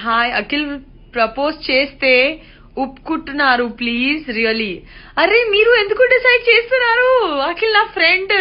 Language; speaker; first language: Telugu; non-native, learner; Gujarati